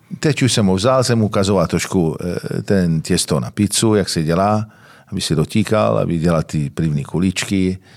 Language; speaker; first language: Czech; non-native, fluent; Italian